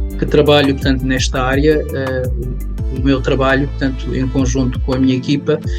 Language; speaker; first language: Portuguese; early bilingual, other home language; Kabuverdianu